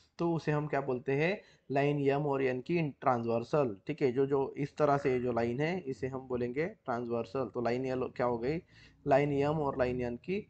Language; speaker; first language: Hindi; non-native, local second language; Marathi